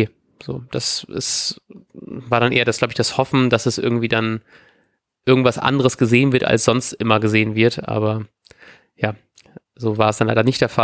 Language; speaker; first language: German; native; German